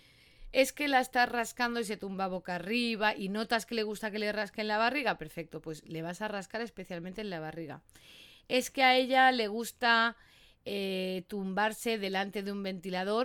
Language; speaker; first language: Spanish; native; Spanish